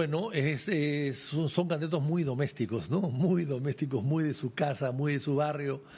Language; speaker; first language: Spanish; native; Spanish